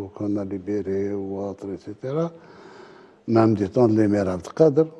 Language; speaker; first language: French; non-native, local second language; Arabic